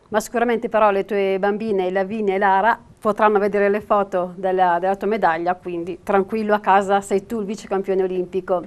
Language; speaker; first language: Italian; native; Italian